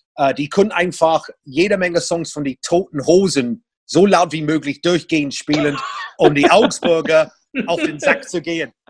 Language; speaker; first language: German; non-native, fluent; English